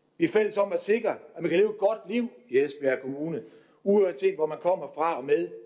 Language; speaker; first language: Danish; native; Danish